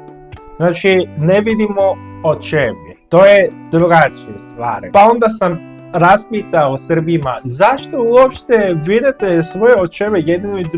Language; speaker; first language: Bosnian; non-native, learner; Korean